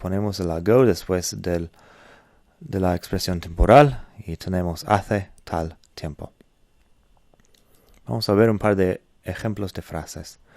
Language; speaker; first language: Spanish; non-native, fluent; English